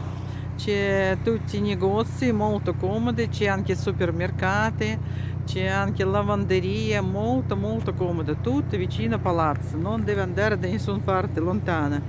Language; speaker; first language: Italian; non-native, fluent; Russian